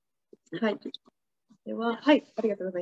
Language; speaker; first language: Japanese; non-native, fluent; English